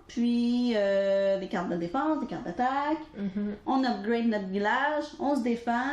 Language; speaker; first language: French; native; French